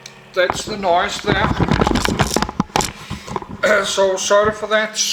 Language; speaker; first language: English; non-native, learner; Danish